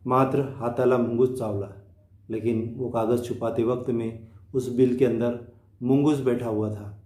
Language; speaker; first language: Hindi; non-native, local second language; Marathi